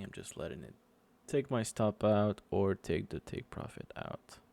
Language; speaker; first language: English; non-native, fluent; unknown